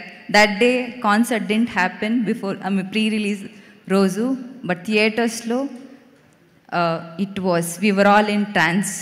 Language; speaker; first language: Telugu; non-native, fluent; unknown